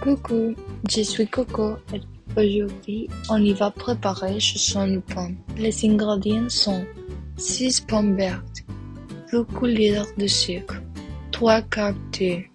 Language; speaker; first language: French; non-native, learner; English